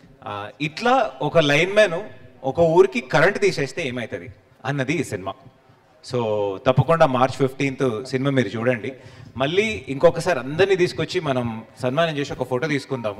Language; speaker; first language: Telugu; native; Telugu